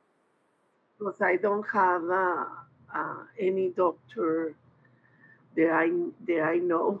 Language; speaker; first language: English; non-native, learner; Spanish